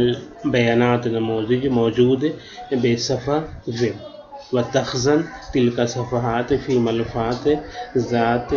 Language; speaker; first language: Arabic; non-native, learner; Urdu